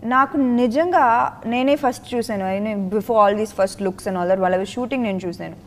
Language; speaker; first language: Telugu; non-native, fluent; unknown